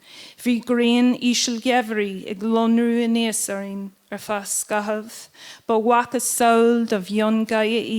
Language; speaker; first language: Irish; non-native, local second language; English